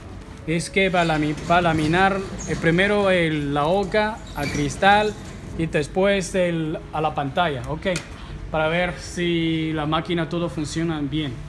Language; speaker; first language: Spanish; non-native, fluent; Chinese